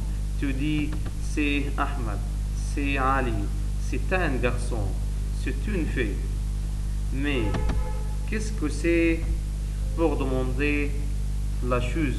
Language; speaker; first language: French; non-native, learner; Arabic